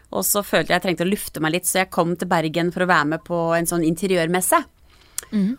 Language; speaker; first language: Norwegian; early bilingual, other home language; English